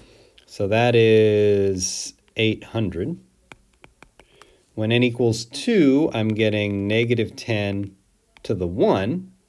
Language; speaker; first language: English; native; English